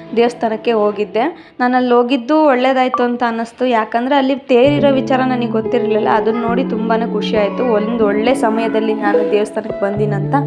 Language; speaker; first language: Kannada; native; Kannada